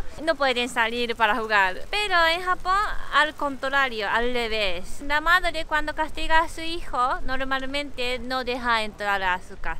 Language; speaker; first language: Spanish; non-native, learner; Japanese